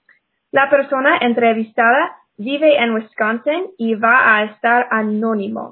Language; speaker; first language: Spanish; non-native, fluent; English